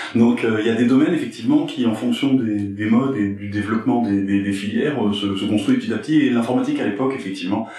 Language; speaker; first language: French; native; French